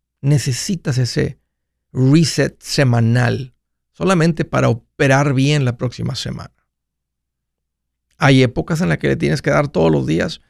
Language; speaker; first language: Spanish; native; Spanish